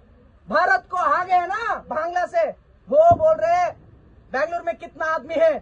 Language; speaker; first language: Hindi; non-native, local second language; Kannada